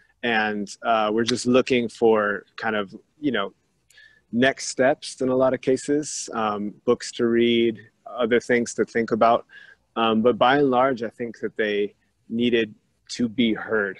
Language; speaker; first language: English; native; English